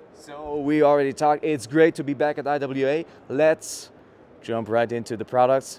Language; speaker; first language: English; non-native, fluent; German